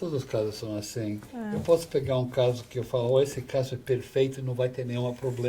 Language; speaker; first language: Portuguese; non-native, fluent; English